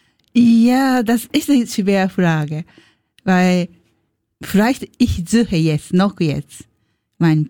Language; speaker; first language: German; non-native, learner; Japanese